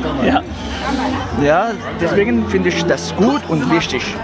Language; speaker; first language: German; non-native, fluent; Arabic